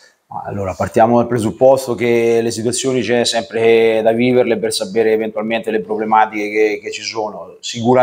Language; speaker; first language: Italian; native; Italian